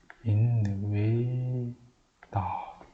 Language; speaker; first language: Chinese; non-native, fluent; Mongolian